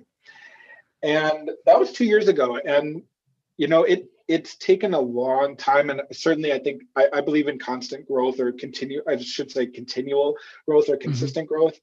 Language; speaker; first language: English; native; English